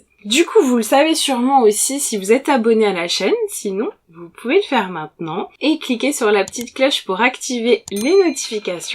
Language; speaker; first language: French; native; French